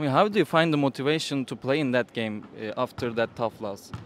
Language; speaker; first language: English; non-native, fluent; Turkish